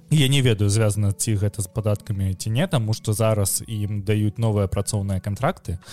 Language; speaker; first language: Belarusian; non-native, local second language; Russian